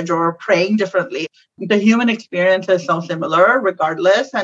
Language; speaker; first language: English; non-native, local second language; Urdu